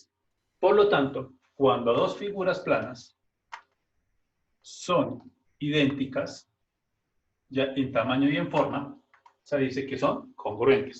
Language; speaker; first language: Spanish; native; Spanish